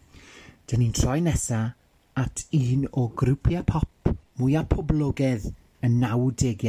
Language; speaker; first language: Welsh; native; Welsh